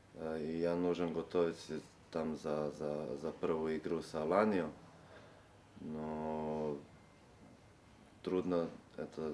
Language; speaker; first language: Russian; non-native, learner; Serbian